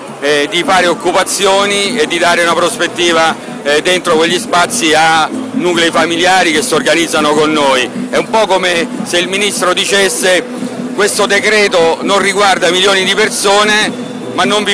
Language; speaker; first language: Italian; native; Italian